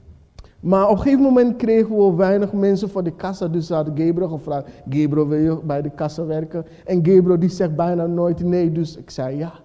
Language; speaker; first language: Dutch; non-native, fluent; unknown